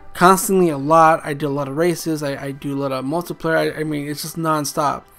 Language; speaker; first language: English; native; English